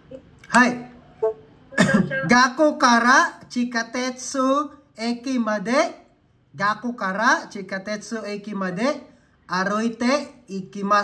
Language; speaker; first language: Japanese; non-native, fluent; Filipino